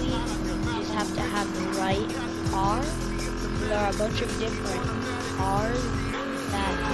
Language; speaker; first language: English; native; English